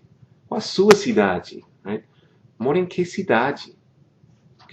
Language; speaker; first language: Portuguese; non-native, fluent; English